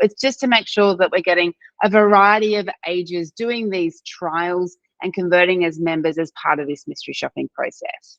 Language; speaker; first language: English; native; English